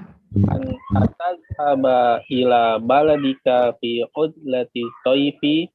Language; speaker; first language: Arabic; non-native, learner; Indonesian